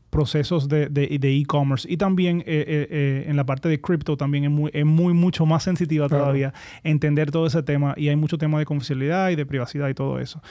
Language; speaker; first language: Spanish; native; Spanish